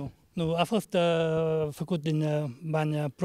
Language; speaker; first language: Romanian; non-native, local second language; Hungarian